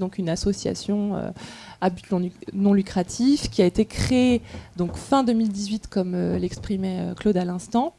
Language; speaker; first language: French; native; French